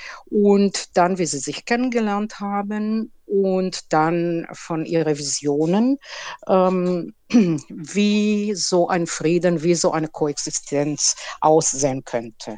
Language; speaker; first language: German; non-native, fluent; Hebrew